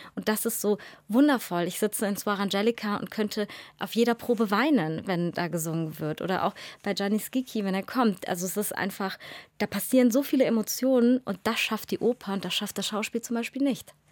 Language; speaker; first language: German; native; German